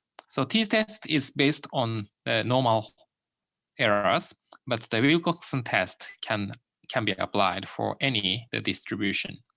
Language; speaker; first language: English; non-native, fluent; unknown